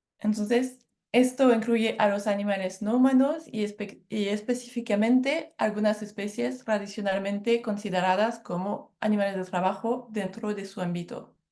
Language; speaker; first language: Spanish; non-native, fluent; French